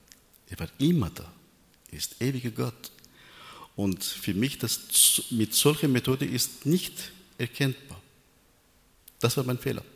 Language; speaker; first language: German; non-native, learner; Persian